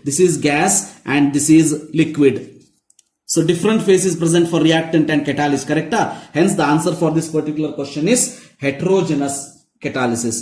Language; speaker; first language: English; non-native, local second language; Kannada